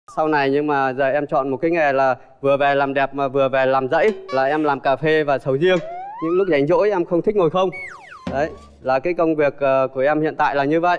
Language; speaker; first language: Vietnamese; native; Vietnamese